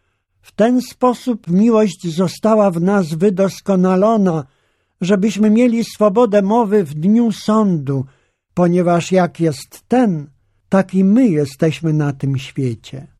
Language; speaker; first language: Polish; native; Polish